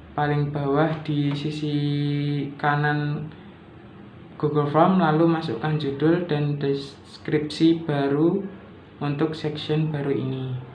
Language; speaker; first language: Indonesian; native; Indonesian